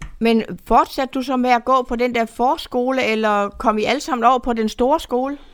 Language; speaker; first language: Danish; native; Danish